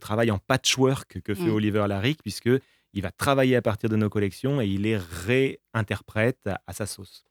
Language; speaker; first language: French; native; French